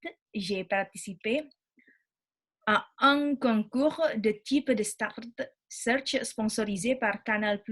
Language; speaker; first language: French; non-native, learner; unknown